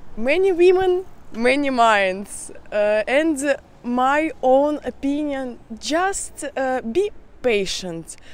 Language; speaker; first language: English; non-native, fluent; Russian